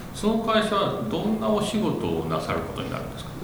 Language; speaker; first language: Japanese; native; Japanese